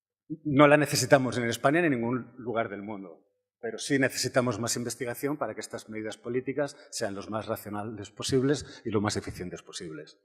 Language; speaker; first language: Spanish; native; Spanish